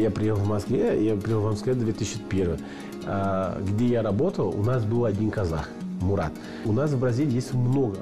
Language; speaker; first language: Russian; non-native, learner; Portuguese